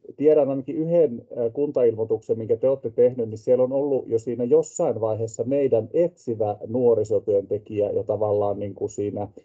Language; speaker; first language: Finnish; native; Finnish